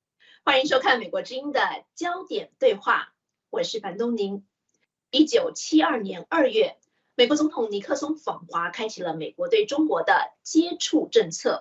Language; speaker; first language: Chinese; native; Chinese